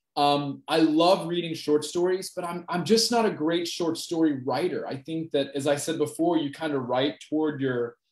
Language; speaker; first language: English; native; English